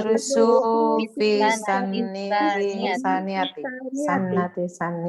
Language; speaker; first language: Arabic; non-native, learner; Indonesian